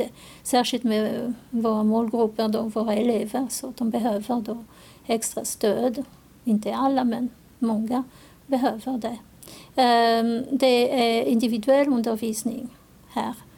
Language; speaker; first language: Swedish; non-native, fluent; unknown